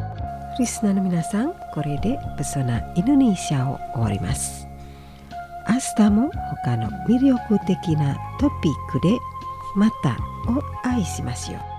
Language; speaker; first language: Japanese; non-native, fluent; Indonesian